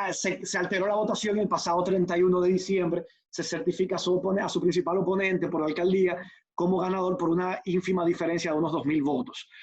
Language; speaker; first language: Spanish; native; Spanish